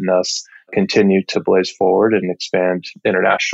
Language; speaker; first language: English; native; English